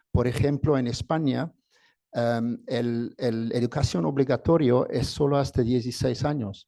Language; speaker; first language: Spanish; non-native, fluent; English